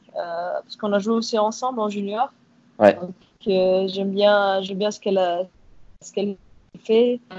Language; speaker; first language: French; non-native, local second language; Arabic